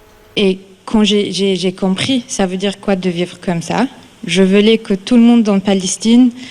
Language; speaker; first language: French; non-native, fluent; Arabic